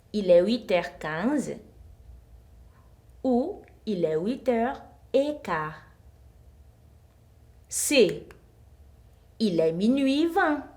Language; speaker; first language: French; non-native, fluent; Portuguese